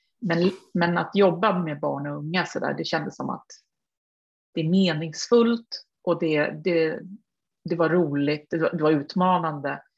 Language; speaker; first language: Swedish; native; Swedish